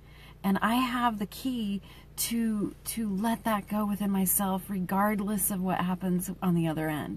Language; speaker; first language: English; native; English